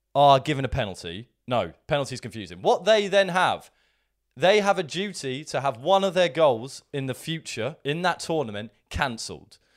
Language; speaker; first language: English; native; English